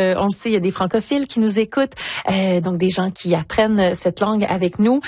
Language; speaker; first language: French; native; French